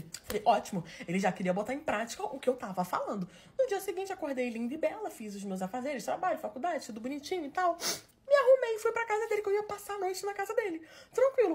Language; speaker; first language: Portuguese; native; Portuguese